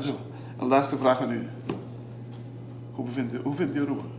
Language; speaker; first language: Dutch; non-native, local second language; Papiamento